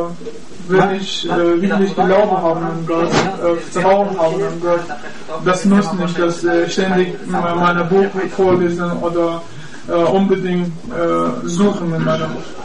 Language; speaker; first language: German; non-native, learner; Persian